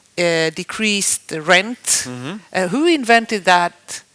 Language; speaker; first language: English; non-native, fluent; Swedish